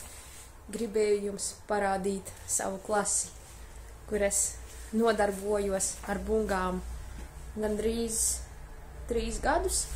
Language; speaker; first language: Latvian; non-native, fluent; Russian